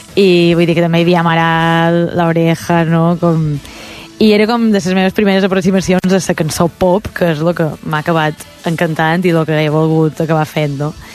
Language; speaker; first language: Catalan; native; Catalan